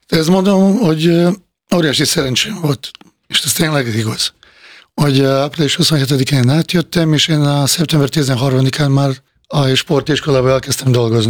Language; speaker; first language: Hungarian; non-native, fluent; Bosnian